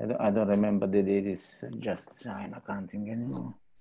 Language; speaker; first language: English; non-native, fluent; Italian